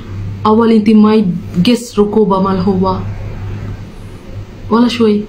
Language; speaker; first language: Arabic; non-native, learner; Telugu